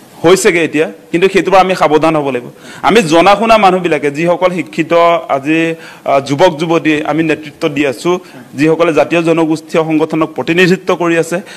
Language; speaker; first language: Assamese; non-native, local second language; Mising